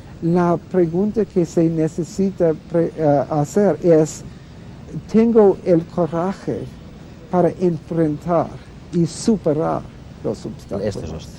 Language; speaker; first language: Spanish; non-native, fluent; English